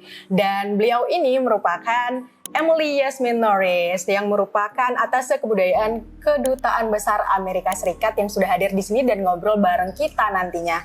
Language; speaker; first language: Indonesian; native; Indonesian